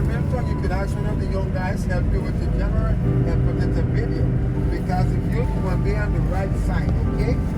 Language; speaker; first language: English; non-native, local second language; Spanish